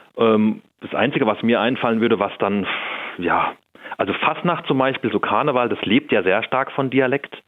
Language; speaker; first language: German; native; German